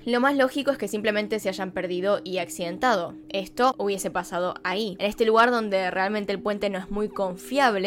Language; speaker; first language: Spanish; native; Spanish